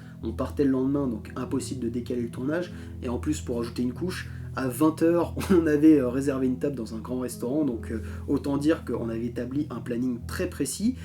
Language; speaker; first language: French; native; French